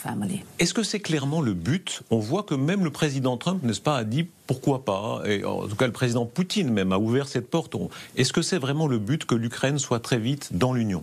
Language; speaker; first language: French; native; French